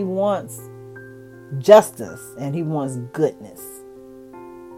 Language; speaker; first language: English; native; English